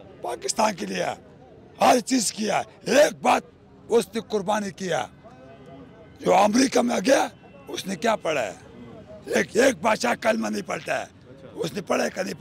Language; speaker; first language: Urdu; non-native, local second language; Pashto